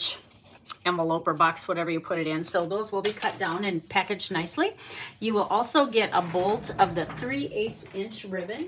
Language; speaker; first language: English; native; English